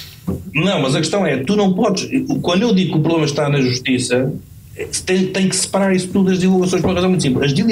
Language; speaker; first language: Portuguese; native; Portuguese